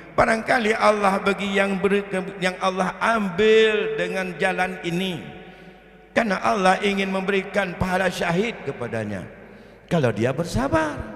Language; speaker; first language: Malay; non-native, local second language; Achinese